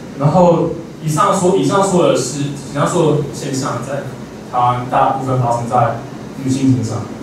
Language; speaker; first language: Chinese; native; Chinese